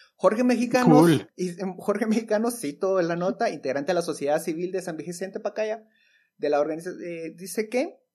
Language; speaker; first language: Spanish; native; Spanish